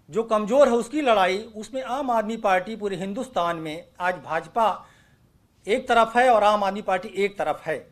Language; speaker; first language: Hindi; native; Hindi